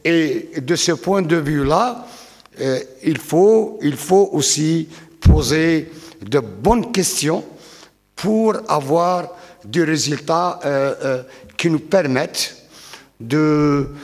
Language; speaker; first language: French; non-native, local second language; Arabic